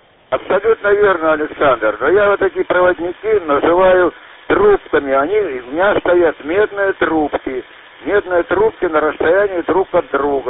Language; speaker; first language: Russian; native; Russian